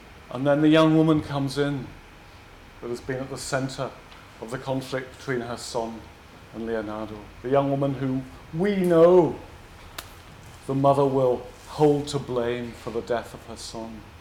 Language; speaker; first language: English; native; English